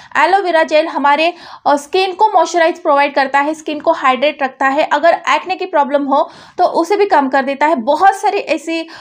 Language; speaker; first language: Hindi; native; Hindi